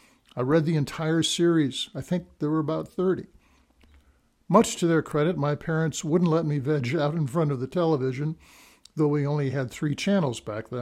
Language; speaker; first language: English; native; English